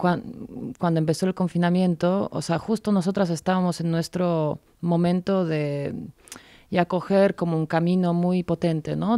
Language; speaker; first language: Spanish; non-native, fluent; Polish